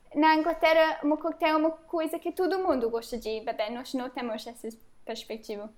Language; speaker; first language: Portuguese; non-native, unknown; English